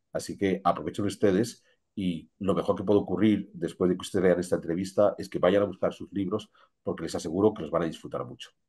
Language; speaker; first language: Spanish; native; Spanish